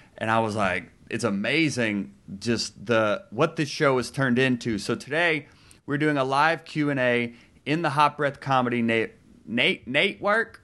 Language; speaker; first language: English; native; English